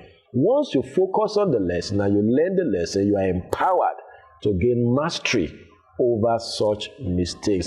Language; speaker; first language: English; non-native, local second language; Yoruba